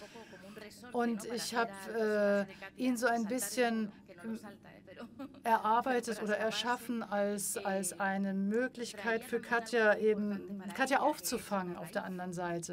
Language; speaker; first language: German; non-native, fluent; Spanish